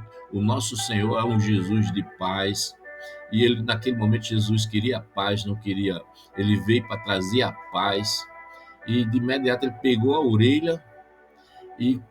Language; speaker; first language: Portuguese; native; Portuguese